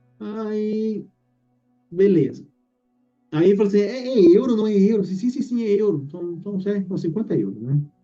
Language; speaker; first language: Portuguese; native; Portuguese